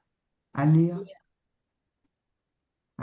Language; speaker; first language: Hebrew; non-native, learner; French